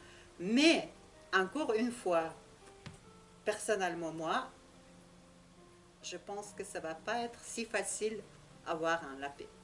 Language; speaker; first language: French; non-native, learner; Russian